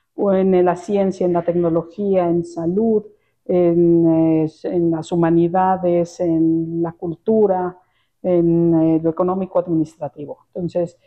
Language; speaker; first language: Spanish; native; Spanish